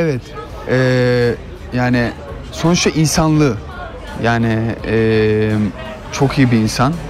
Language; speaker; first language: Turkish; early bilingual, heritage; Turkish